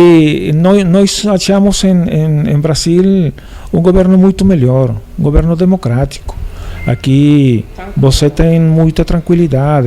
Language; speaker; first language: Portuguese; non-native, fluent; Spanish